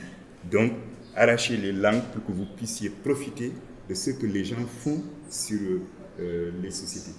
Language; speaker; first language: French; non-native, local second language; Wolof